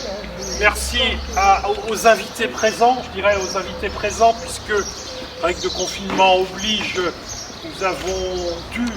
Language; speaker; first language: French; native; French